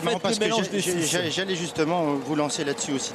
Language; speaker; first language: French; native; French